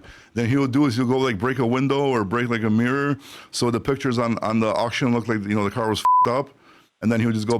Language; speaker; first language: English; native; English